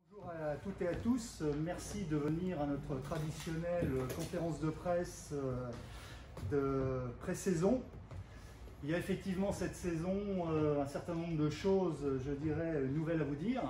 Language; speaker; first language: French; native; French